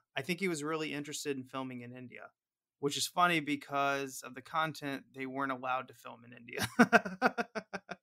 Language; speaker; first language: English; native; English